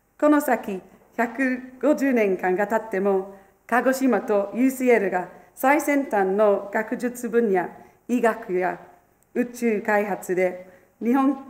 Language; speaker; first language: Japanese; non-native, fluent; English